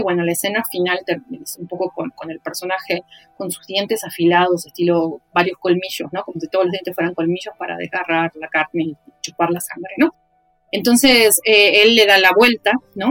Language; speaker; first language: Spanish; native; Spanish